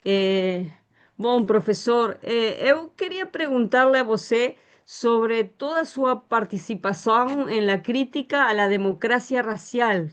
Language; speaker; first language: Portuguese; non-native, learner; Spanish